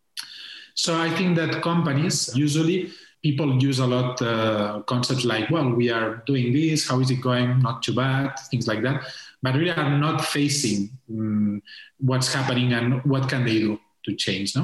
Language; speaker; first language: English; non-native, fluent; Spanish